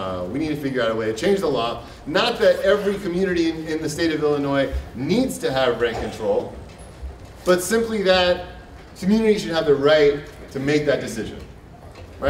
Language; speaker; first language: English; native; English